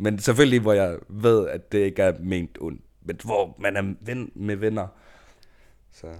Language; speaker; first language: Danish; non-native, local second language; Kalaallisut